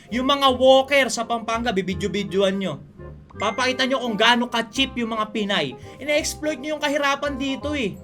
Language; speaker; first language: Filipino; native; Filipino